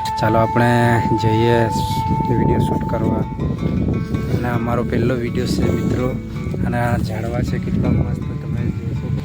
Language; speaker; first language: Gujarati; non-native, local second language; Bhili